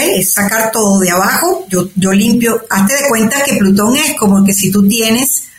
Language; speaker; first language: Spanish; native; Spanish